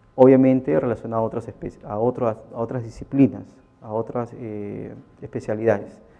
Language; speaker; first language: Spanish; native; Spanish